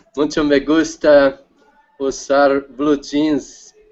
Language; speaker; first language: Spanish; non-native, learner; Portuguese